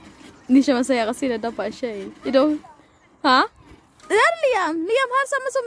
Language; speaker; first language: Swedish; non-native, learner; Cebuano